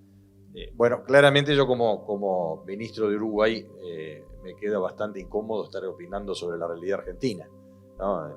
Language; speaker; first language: Spanish; native; Spanish